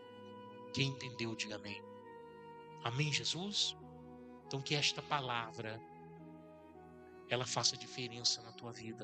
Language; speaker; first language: Portuguese; native; Portuguese